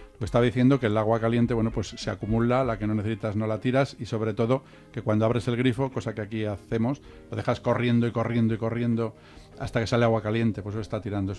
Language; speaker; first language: Spanish; native; Spanish